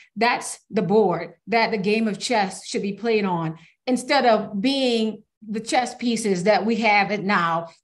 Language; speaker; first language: English; native; English